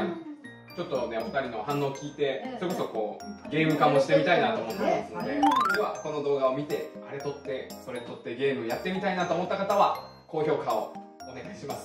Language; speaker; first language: Japanese; native; Japanese